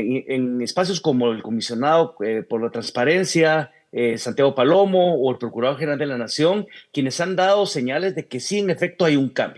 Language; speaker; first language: Spanish; native; Spanish